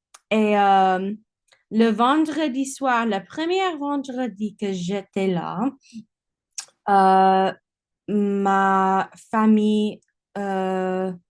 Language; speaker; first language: French; non-native, learner; English